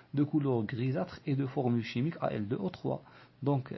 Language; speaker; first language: French; non-native, local second language; Arabic